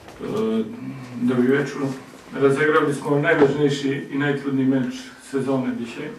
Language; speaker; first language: Polish; non-native, learner; Croatian